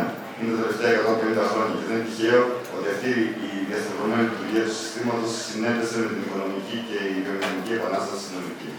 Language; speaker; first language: Greek; native; Greek